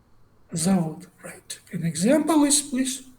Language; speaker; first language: English; non-native, learner; Russian